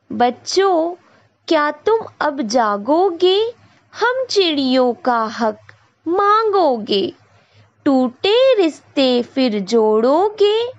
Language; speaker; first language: Hindi; non-native, local second language; Marathi